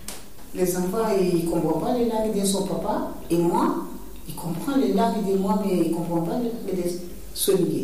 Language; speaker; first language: French; non-native, learner; Bambara